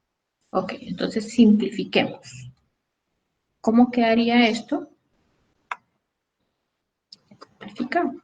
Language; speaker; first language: Spanish; native; Spanish